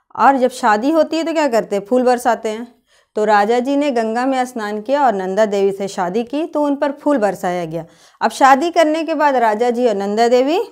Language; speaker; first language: Hindi; native; Hindi